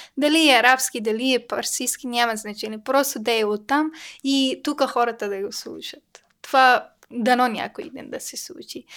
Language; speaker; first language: Bulgarian; non-native, learner; Persian